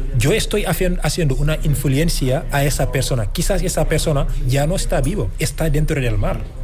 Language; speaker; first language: Spanish; non-native, fluent; Wolof